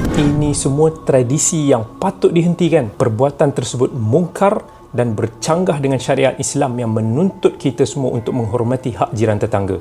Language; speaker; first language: Malay; native; Malay